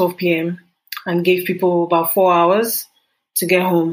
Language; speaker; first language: English; non-native, local second language; Yoruba